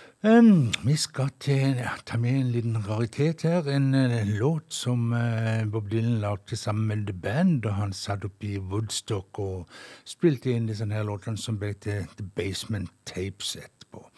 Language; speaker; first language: Norwegian; native; Norwegian